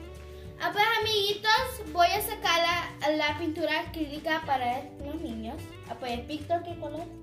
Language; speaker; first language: Spanish; early bilingual, heritage; Spanish